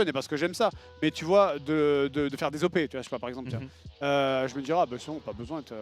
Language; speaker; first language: French; native; French